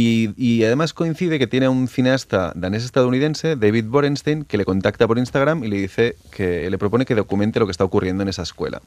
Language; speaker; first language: Spanish; native; Spanish